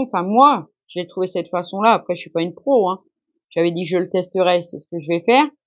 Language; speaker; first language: French; native; French